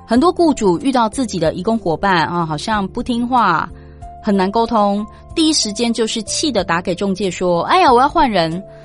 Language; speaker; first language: Chinese; native; Chinese